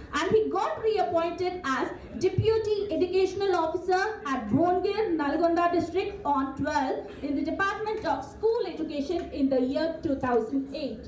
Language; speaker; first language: English; non-native, local second language; Telugu